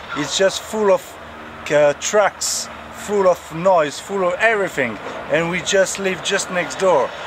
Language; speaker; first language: English; non-native, learner; French